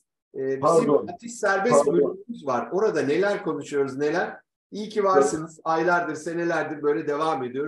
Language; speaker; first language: Turkish; native; Turkish